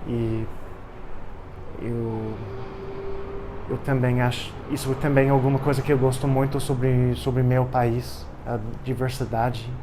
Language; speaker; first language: Portuguese; non-native, fluent; English